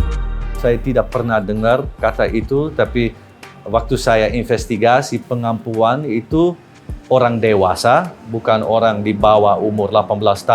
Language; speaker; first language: Indonesian; non-native, learner; Dutch